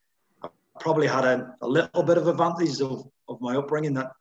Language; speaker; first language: English; native; English